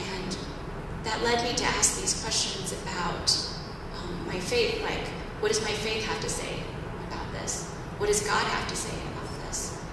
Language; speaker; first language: English; native; English